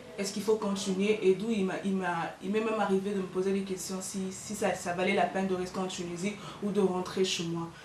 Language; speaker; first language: French; non-native, local second language; Lingala